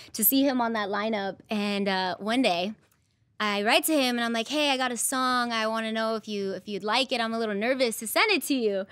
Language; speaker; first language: English; native; English